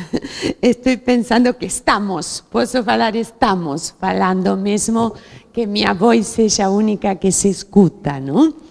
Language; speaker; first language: Portuguese; non-native, fluent; Spanish